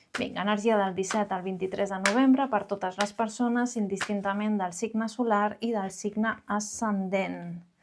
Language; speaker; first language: Catalan; non-native, local second language; Spanish